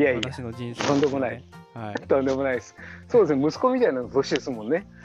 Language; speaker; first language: Japanese; native; Japanese